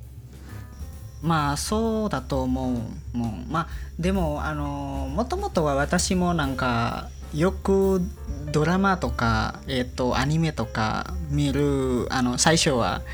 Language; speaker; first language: Japanese; non-native, learner; Indonesian